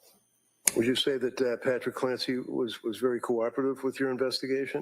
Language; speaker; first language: English; native; English